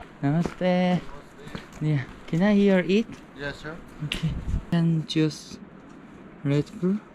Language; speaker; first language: English; non-native, learner; Korean